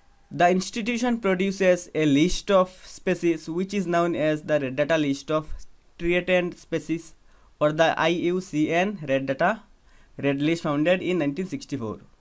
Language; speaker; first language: English; non-native, local second language; Bangla